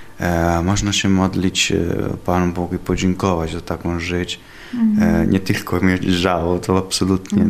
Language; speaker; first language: Polish; non-native, learner; Italian